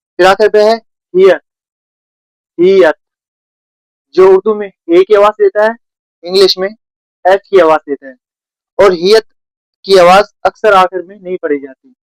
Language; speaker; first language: Urdu; native; Urdu